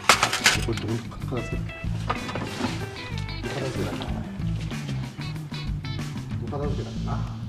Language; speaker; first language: Japanese; native; Japanese